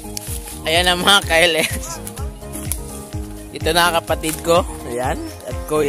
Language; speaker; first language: Filipino; non-native, local second language; Cebuano